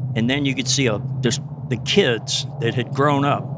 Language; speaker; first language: English; native; English